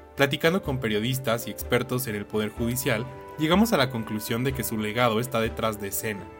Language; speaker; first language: Spanish; native; Spanish